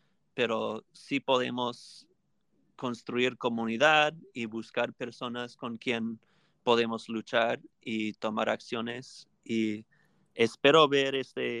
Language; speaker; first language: Spanish; non-native, fluent; English